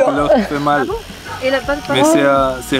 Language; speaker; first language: French; non-native, learner; Portuguese